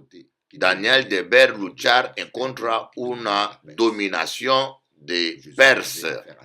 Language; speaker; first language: Spanish; non-native, learner; French